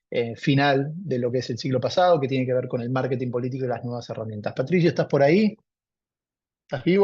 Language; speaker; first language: Spanish; native; Spanish